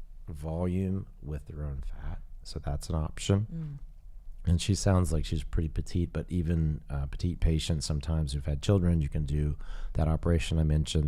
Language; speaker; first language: English; native; English